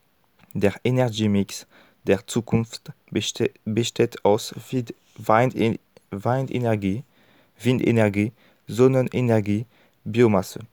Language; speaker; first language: German; non-native, learner; French